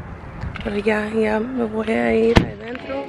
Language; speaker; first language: Spanish; non-native, learner; English